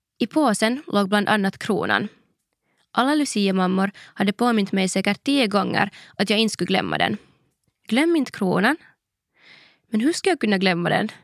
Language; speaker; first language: Swedish; native; Swedish